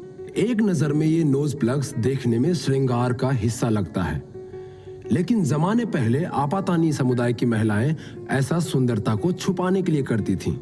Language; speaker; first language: Hindi; native; Hindi